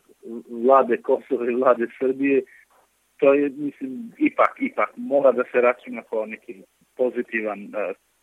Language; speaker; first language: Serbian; non-native, local second language; Albanian